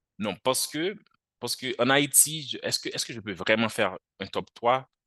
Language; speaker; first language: French; non-native, local second language; Haitian Creole